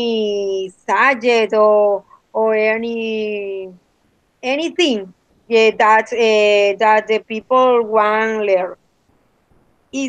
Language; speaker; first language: English; non-native, learner; Spanish